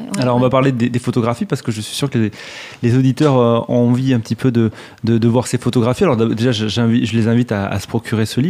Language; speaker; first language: French; native; French